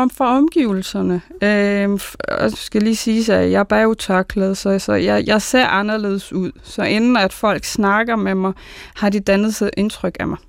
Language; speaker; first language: Danish; early bilingual, other home language; Arabic